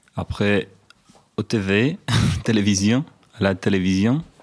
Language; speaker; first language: French; non-native, learner; Romanian